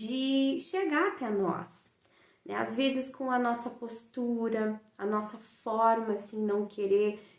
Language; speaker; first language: Portuguese; native; Portuguese